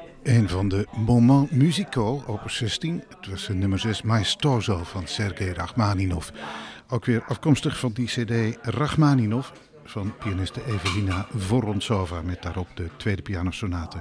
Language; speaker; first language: Dutch; native; Dutch